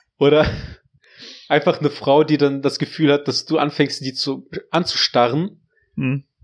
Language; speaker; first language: German; early bilingual, other home language; Russian